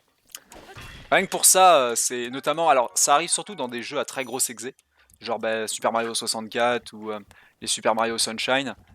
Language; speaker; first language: French; native; French